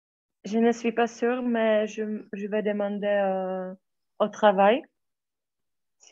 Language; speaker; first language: French; non-native, learner; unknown